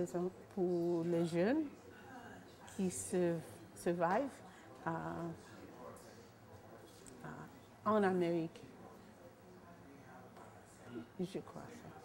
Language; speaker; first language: French; non-native, learner; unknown